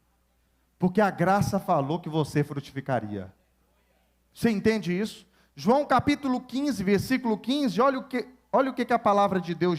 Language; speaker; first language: Portuguese; native; Portuguese